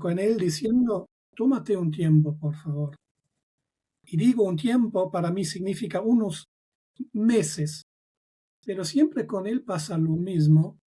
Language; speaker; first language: Spanish; non-native, fluent; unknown